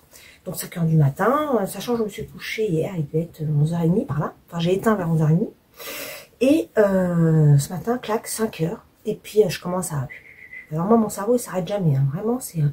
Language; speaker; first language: French; native; French